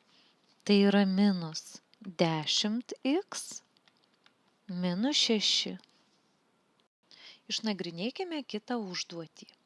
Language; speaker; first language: Lithuanian; native; Lithuanian